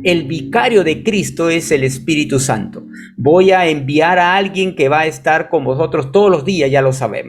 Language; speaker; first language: Spanish; native; Spanish